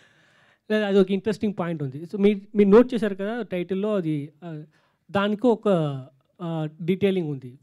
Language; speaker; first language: Telugu; non-native, local second language; Tamil